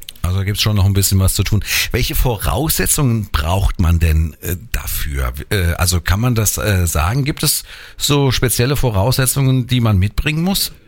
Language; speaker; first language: German; native; German